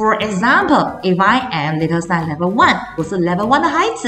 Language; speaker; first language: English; non-native, fluent; Chinese